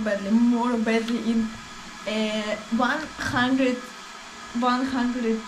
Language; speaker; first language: English; non-native, learner; Russian